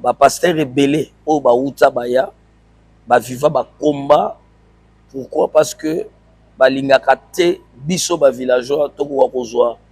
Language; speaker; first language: Lingala; non-native, local second language; Swahili